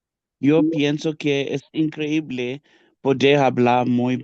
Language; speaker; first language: Spanish; non-native, learner; English